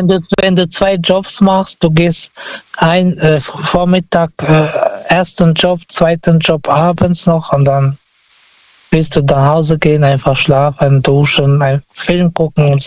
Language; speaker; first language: German; non-native, fluent; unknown